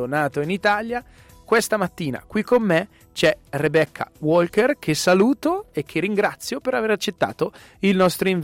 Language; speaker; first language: Italian; native; Italian